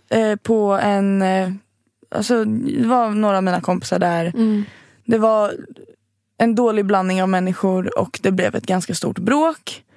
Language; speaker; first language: Swedish; native; Swedish